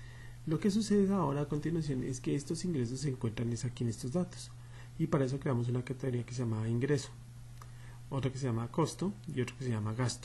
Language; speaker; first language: Spanish; native; Spanish